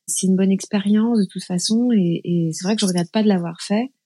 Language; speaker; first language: French; native; French